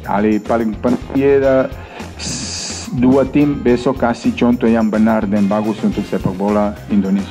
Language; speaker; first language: Indonesian; non-native, fluent; Serbian